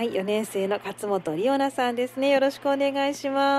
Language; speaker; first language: Japanese; native; Japanese